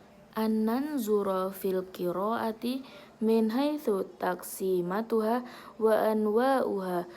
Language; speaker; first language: Arabic; non-native, learner; Indonesian